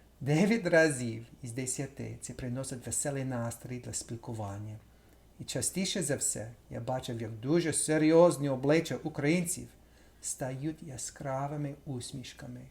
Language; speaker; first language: Ukrainian; non-native, fluent; English